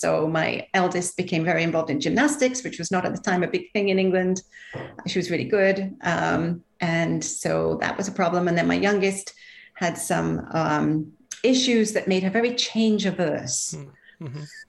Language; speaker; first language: English; native; English